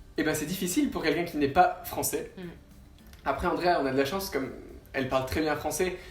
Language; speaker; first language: French; native; French